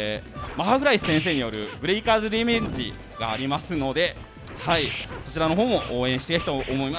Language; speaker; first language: Japanese; native; Japanese